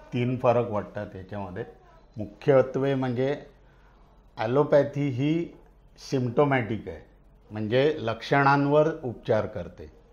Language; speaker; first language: Marathi; native; Marathi